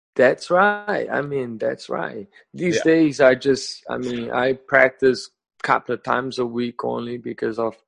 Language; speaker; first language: English; non-native, learner; Portuguese